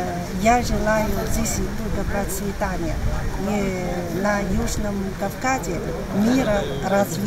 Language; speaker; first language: Russian; non-native, learner; Chinese